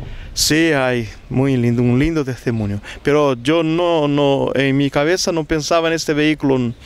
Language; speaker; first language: Spanish; non-native, learner; Portuguese